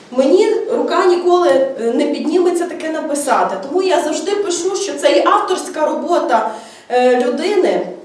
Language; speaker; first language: Ukrainian; native; Ukrainian